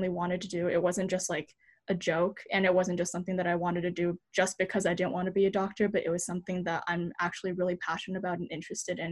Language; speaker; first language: English; native; English